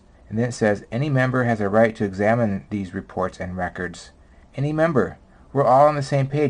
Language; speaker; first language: English; native; English